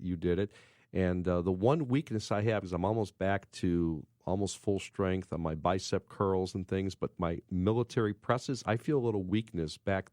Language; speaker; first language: English; native; English